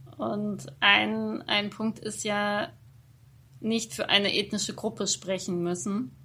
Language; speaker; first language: German; early bilingual, other home language; Persian